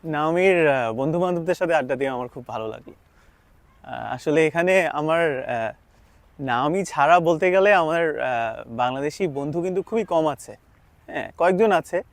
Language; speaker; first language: Bangla; native; Bangla